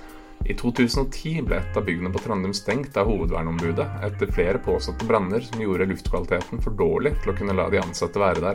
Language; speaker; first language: Norwegian; native; Norwegian